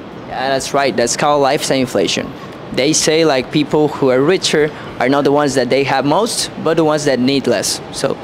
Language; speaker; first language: English; non-native, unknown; Spanish